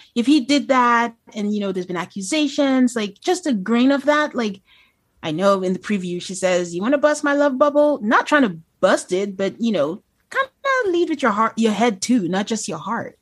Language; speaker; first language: English; non-native, local second language; Yoruba